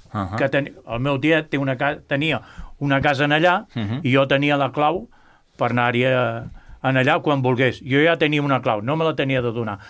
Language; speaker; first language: Catalan; non-native, local second language; Spanish